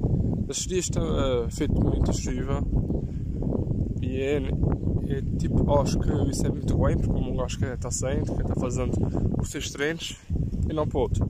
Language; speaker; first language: Portuguese; early bilingual, heritage; Portuguese